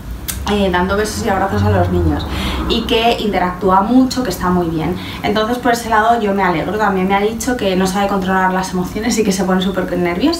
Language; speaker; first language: Spanish; native; Spanish